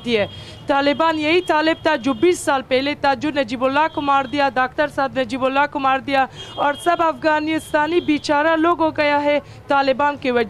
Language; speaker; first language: Hindi; non-native, learner; Persian